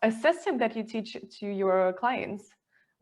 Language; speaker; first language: English; non-native, fluent; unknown